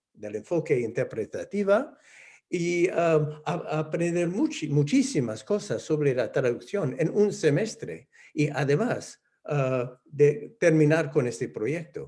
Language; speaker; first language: Spanish; non-native, fluent; English